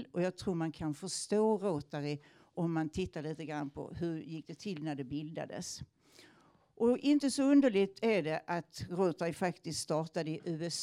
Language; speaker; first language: Swedish; native; Swedish